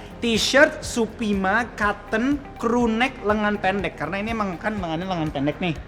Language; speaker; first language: Indonesian; native; Indonesian